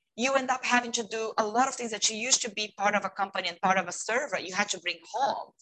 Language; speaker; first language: English; non-native, fluent; Portuguese